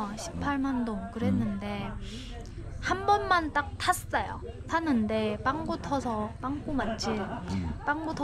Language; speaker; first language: Korean; non-native, fluent; Vietnamese